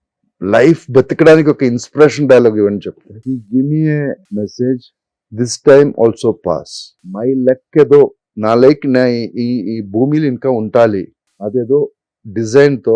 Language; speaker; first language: Telugu; non-native, fluent; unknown